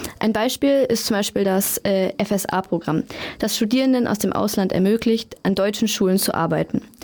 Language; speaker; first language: German; native; German